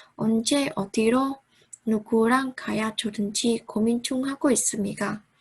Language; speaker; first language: Korean; non-native, learner; Vietnamese